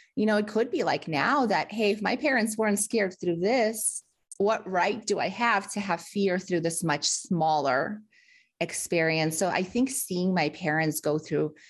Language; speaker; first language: English; early bilingual, other home language; Russian